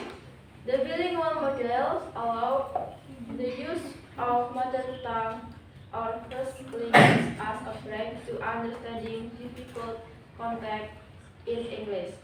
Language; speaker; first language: English; non-native, learner; Indonesian